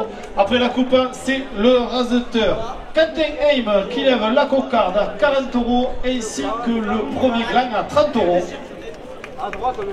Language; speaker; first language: French; native; French